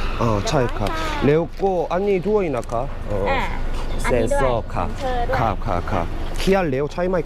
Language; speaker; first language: Thai; non-native, learner; Korean